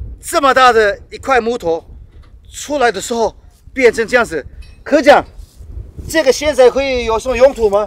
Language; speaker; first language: Chinese; non-native, fluent; Turkish